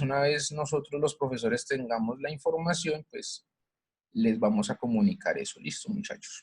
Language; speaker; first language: Spanish; native; Spanish